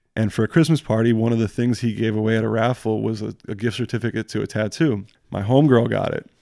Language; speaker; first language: English; early bilingual, other home language; French